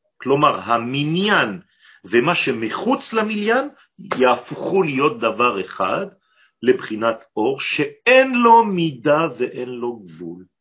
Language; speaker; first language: Hebrew; non-native, fluent; French